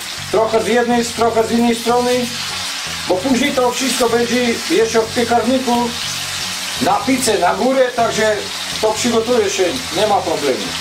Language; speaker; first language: Polish; non-native, learner; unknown